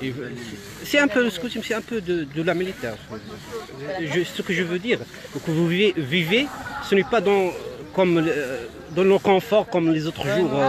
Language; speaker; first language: French; non-native, local second language; Arabic